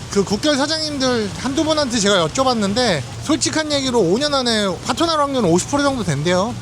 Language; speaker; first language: Korean; native; Korean